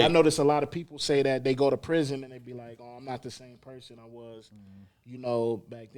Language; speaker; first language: English; native; English